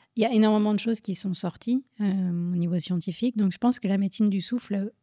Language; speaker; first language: French; native; French